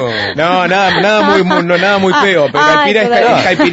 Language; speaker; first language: Spanish; native; Spanish